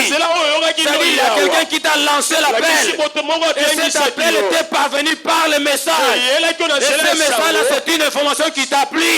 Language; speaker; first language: French; non-native, local second language; Lingala